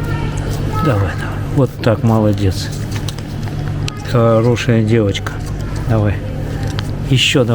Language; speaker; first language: Russian; native; Russian